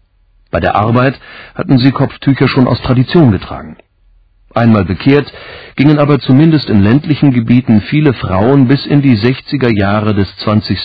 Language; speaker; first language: German; native; German